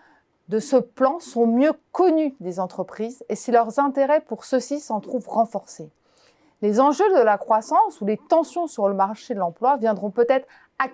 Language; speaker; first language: French; native; French